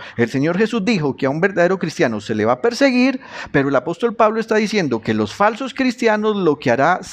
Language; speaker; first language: Spanish; native; Spanish